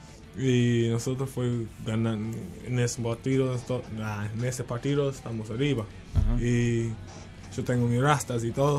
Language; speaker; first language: Spanish; non-native, learner; English